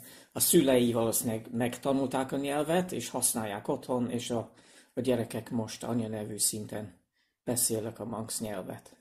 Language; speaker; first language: Hungarian; non-native, fluent; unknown